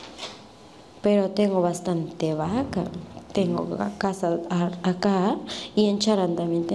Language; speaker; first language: Spanish; native; Spanish